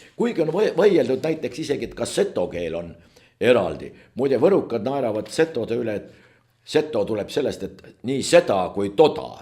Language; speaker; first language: Estonian; native; Estonian